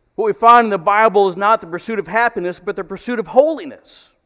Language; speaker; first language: English; native; English